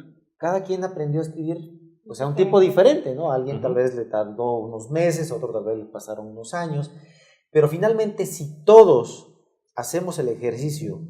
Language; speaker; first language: Spanish; native; Spanish